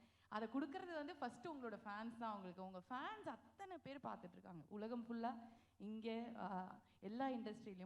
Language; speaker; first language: Tamil; native; Tamil